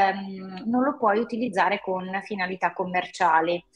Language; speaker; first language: Italian; native; Italian